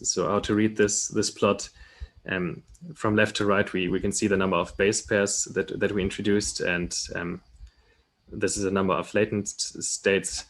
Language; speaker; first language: English; non-native, fluent; German